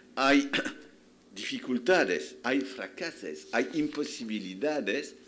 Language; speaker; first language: Spanish; non-native, fluent; French